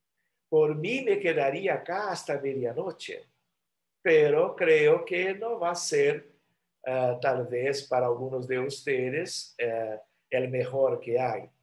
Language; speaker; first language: Spanish; non-native, fluent; Portuguese